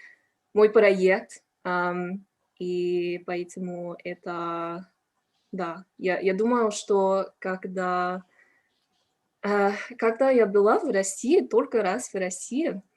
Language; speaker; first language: Russian; non-native, learner; English